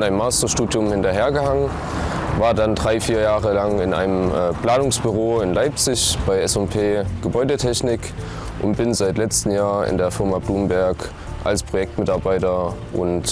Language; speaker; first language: German; native; German